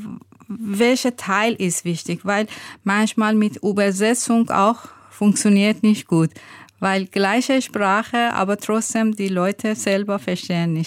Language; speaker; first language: German; non-native, learner; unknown